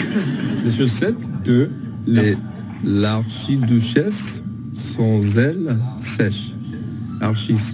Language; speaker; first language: French; non-native, learner; English